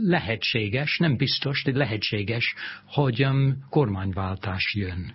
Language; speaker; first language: Hungarian; non-native, fluent; English